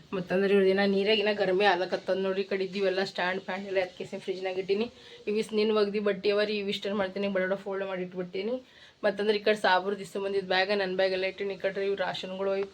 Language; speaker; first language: Kannada; native; Kannada